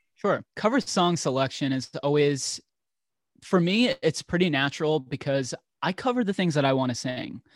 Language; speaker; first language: English; native; English